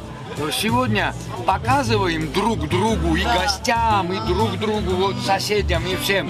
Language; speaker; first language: Russian; non-native, local second language; Georgian